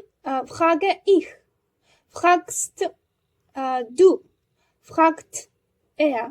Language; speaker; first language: German; non-native, learner; Georgian